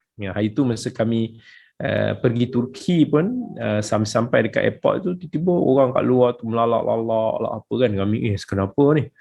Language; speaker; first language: Malay; native; Malay